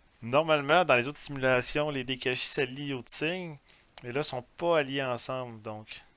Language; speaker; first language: French; native; French